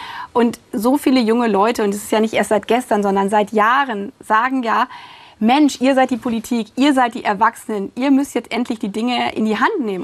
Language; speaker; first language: German; native; German